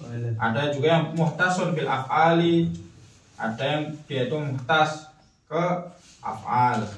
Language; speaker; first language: Indonesian; native; Indonesian